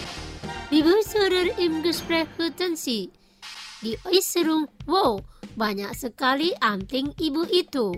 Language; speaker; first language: German; non-native, learner; Indonesian